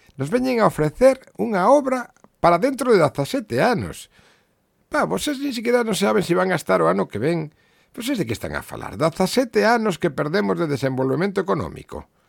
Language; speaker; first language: Galician; native; Galician